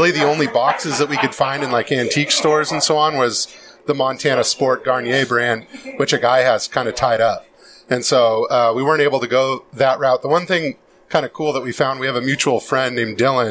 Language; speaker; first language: English; native; English